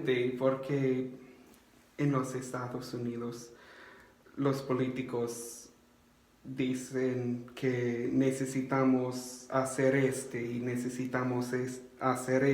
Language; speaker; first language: Spanish; non-native, learner; English